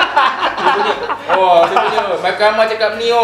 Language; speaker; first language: Malay; native; Malay